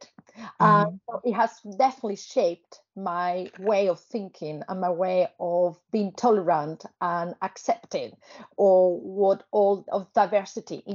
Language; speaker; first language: English; non-native, fluent; Spanish